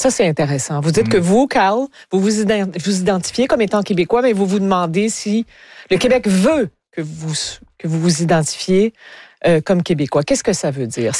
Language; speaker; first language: French; native; French